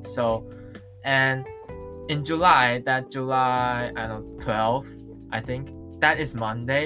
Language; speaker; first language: English; non-native, learner; Chinese